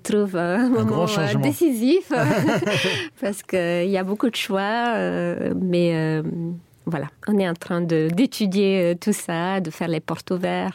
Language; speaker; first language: French; non-native, fluent; Bulgarian